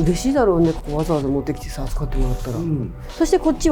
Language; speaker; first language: Japanese; native; Japanese